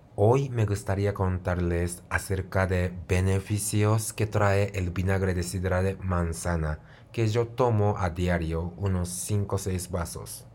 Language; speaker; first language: Spanish; non-native, fluent; Japanese